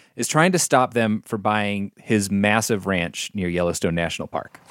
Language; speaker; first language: English; native; English